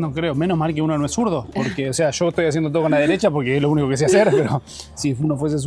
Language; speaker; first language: Spanish; native; Spanish